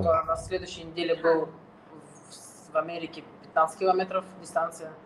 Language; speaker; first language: Russian; non-native, fluent; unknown